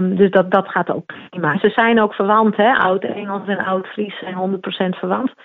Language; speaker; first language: Dutch; non-native, local second language; Western Frisian